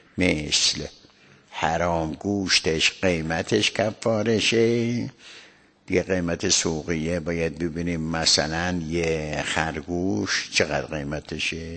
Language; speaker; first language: Persian; native; Persian